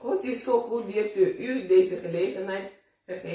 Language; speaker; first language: Dutch; non-native, learner; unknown